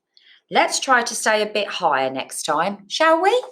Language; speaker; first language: English; native; English